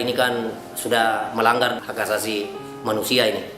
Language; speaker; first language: Indonesian; non-native, local second language; Buginese